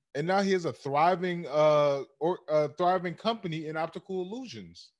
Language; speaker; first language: English; early bilingual, other home language; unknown